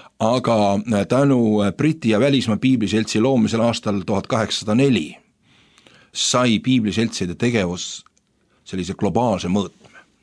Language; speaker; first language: Estonian; native; Estonian